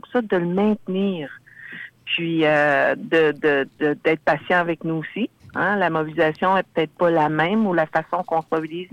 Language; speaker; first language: French; native; French